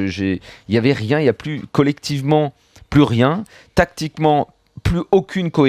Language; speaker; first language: French; native; French